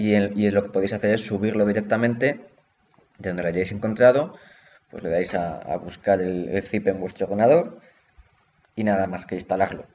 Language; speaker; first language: Spanish; native; Spanish